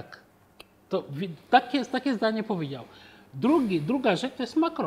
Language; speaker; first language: Polish; non-native, fluent; Wolof